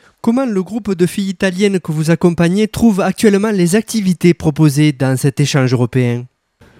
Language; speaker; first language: French; native; French